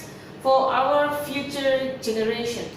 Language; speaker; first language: English; non-native, local second language; Indonesian